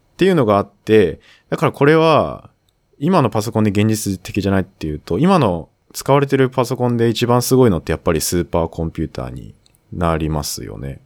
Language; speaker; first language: Japanese; native; Japanese